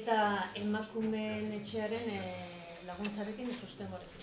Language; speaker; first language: Basque; native; Basque